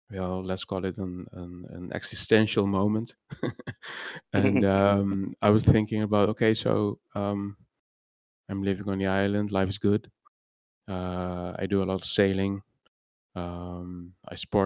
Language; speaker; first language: English; non-native, fluent; Papiamento